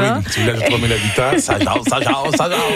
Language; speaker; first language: French; native; French